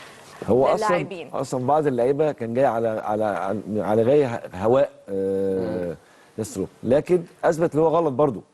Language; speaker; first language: Arabic; native; Arabic